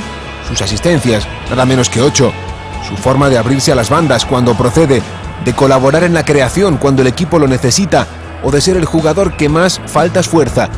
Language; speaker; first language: Spanish; native; Spanish